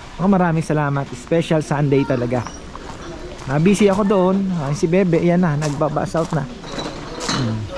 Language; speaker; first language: Filipino; native; Filipino